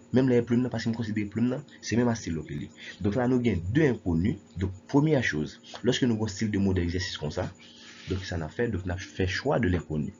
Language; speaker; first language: French; non-native, local second language; Haitian Creole